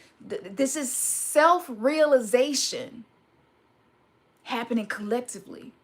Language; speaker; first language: English; native; English